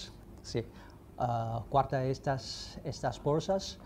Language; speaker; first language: Spanish; non-native, fluent; Chinese